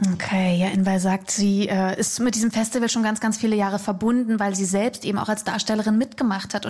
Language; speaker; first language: German; native; German